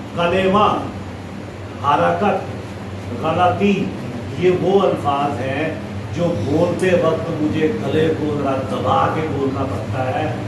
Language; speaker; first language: Urdu; non-native, local second language; Punjabi